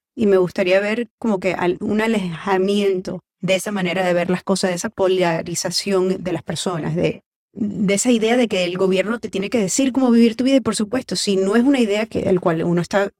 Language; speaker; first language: Spanish; native; Spanish